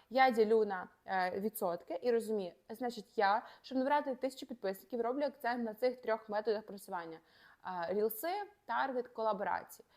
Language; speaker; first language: Ukrainian; native; Ukrainian